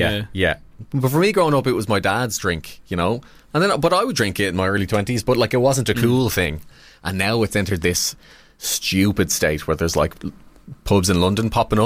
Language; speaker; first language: English; native; English